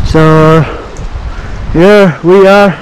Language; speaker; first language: English; non-native, learner; Nepali